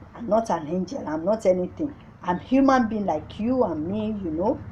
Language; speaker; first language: English; non-native, local second language; Yoruba